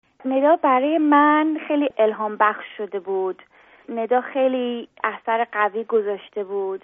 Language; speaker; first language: Persian; early bilingual, heritage; English